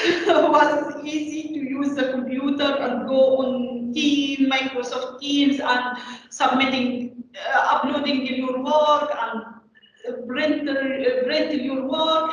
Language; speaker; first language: English; non-native, learner; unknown